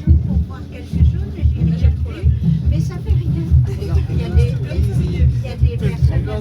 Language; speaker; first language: French; native; French